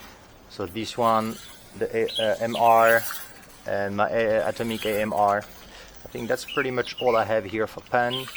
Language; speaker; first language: English; non-native, fluent; French